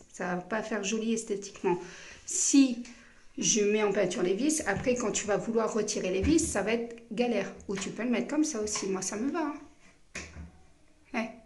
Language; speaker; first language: French; native; French